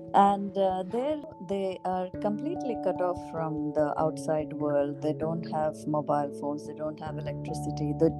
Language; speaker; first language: English; non-native, local second language; Kannada